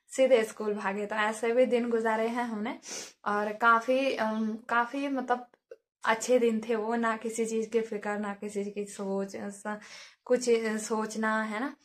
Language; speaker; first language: Hindi; native; Hindi